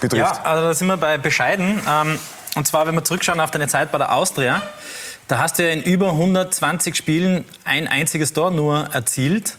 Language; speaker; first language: German; native; German